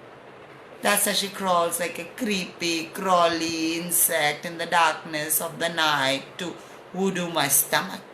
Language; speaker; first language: English; non-native, local second language; Hindi